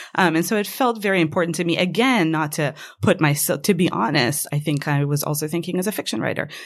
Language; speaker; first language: English; non-native, fluent; Hebrew